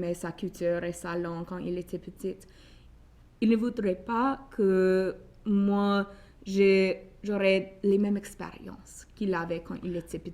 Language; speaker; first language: French; non-native, local second language; English